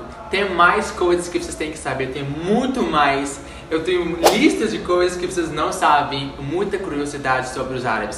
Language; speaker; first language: Portuguese; non-native, fluent; Arabic